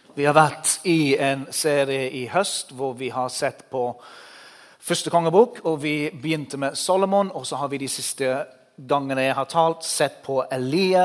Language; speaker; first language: Norwegian; non-native, fluent; English